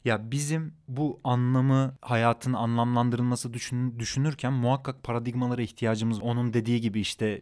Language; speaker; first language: Turkish; native; Turkish